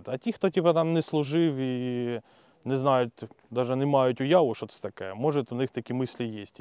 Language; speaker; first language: Ukrainian; non-native, local second language; Russian